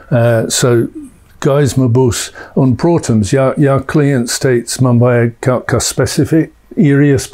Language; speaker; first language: Latvian; non-native, learner; English